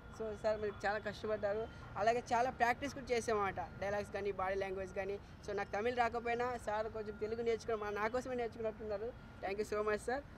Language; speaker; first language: Telugu; native; Telugu